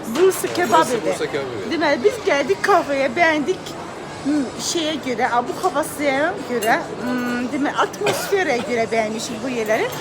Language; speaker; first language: Turkish; non-native, learner; Azerbaijani